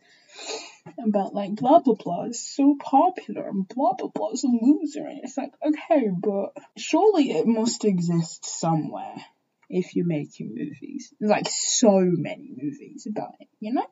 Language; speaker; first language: English; native; English